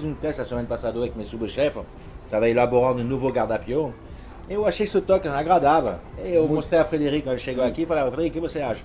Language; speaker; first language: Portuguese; non-native, fluent; French